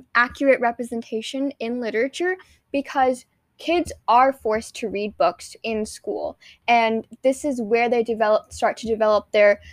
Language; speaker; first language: English; early bilingual, other home language; Hindi